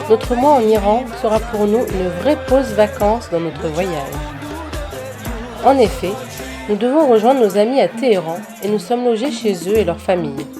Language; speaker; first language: French; native; French